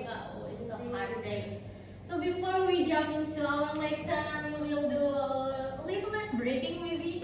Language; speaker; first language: English; non-native, learner; Indonesian